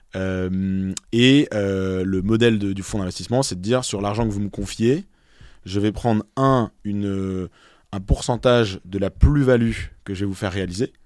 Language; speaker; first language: French; native; French